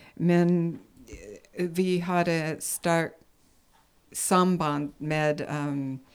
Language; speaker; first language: Swedish; non-native, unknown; English